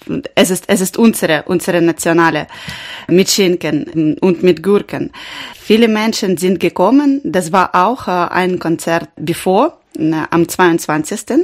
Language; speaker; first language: German; non-native, learner; Ukrainian